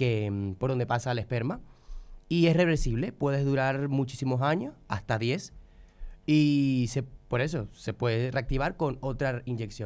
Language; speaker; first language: Spanish; native; Spanish